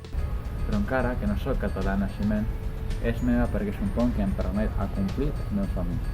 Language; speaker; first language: Catalan; non-native, learner; Spanish